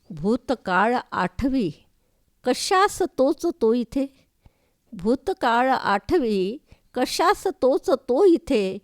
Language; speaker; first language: Marathi; native; Marathi